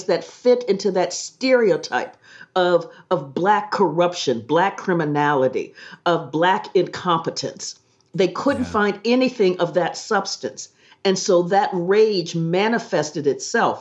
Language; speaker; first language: English; native; English